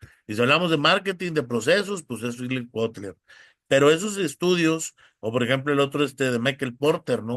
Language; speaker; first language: Spanish; native; Spanish